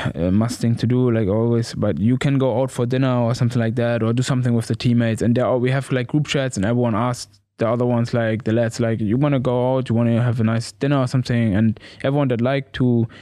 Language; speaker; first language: English; non-native, learner; German